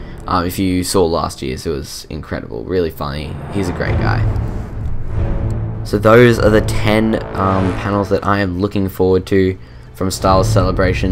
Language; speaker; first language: English; native; English